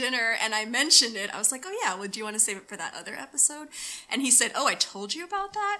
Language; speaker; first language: English; native; English